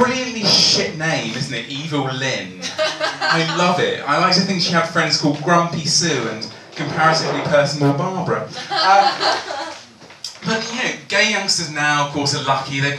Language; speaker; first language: English; native; English